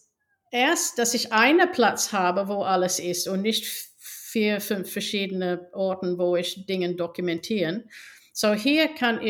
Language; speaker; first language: German; non-native, fluent; English